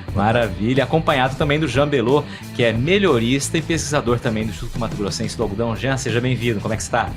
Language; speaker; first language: Portuguese; native; Portuguese